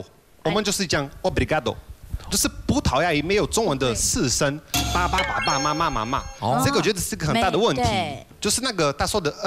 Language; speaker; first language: Chinese; non-native, fluent; Portuguese